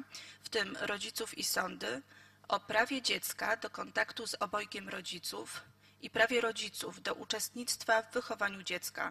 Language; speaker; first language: Polish; native; Polish